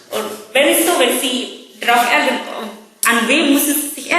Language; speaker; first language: German; non-native, learner; Indonesian